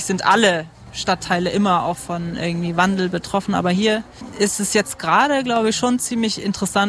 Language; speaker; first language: German; native; German